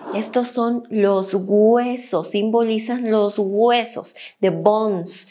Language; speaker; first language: Spanish; native; Spanish